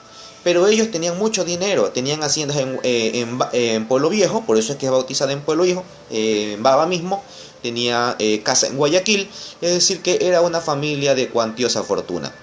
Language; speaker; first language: Spanish; native; Spanish